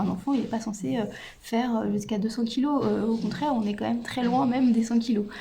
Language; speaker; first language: French; native; French